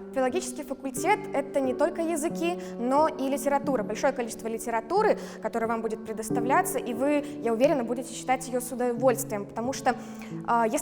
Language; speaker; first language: Russian; native; Russian